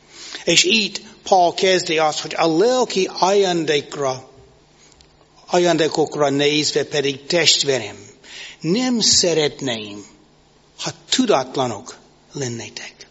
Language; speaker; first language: Hungarian; non-native, fluent; English